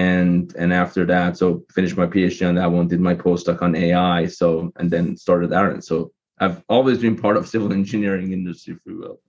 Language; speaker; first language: English; non-native, fluent; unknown